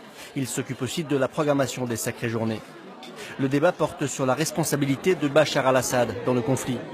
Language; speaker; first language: French; native; French